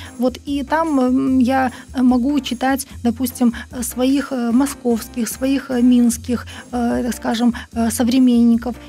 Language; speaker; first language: Russian; native; Russian